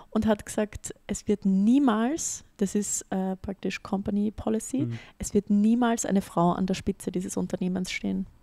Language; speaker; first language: German; native; German